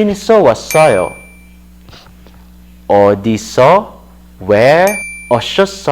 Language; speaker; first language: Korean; non-native, learner; Filipino